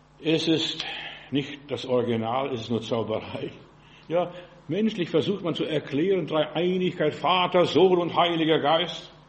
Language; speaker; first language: German; non-native, fluent; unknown